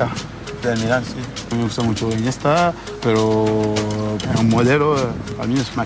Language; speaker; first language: Spanish; non-native, learner; French